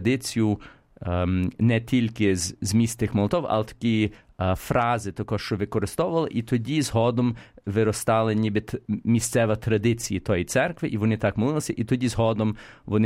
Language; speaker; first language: Ukrainian; early bilingual, heritage; Ukrainian